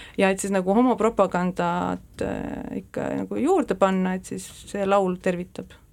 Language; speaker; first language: Estonian; native; Estonian